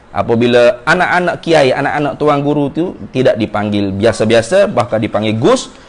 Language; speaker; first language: Malay; native; Malay